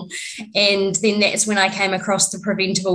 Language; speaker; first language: English; native; English